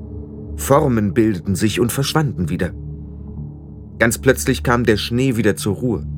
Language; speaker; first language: German; native; German